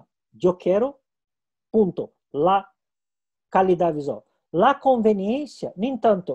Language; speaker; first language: Spanish; non-native, local second language; Portuguese